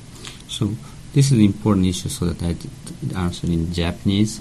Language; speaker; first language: English; non-native, learner; Japanese